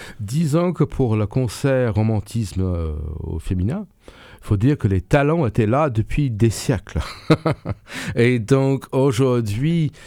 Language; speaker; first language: French; non-native, fluent; English